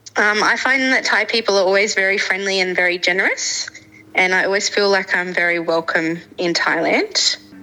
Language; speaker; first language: English; native; English